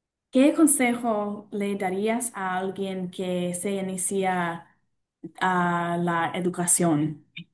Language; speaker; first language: Spanish; non-native, learner; English